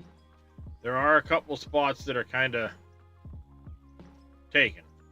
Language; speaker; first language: English; native; English